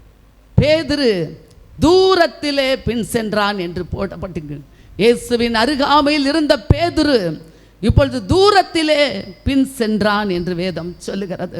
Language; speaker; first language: Tamil; native; Tamil